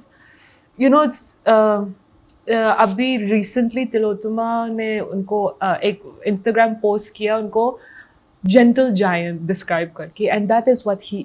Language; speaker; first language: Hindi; non-native, local second language; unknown